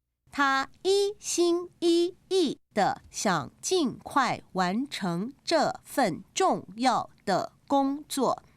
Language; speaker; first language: Chinese; native; Chinese